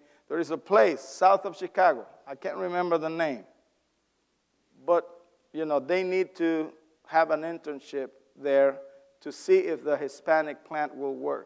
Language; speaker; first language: English; non-native, fluent; Spanish